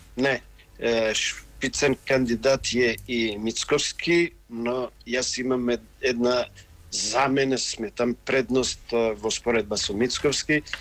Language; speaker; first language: Macedonian; non-native, local second language; Albanian